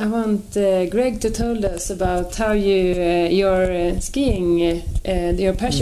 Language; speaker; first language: English; non-native, fluent; Swedish